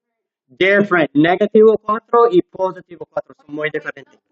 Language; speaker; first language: Spanish; non-native, learner; English